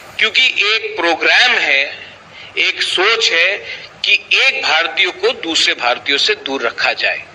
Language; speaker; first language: Hindi; non-native, local second language; Kok Borok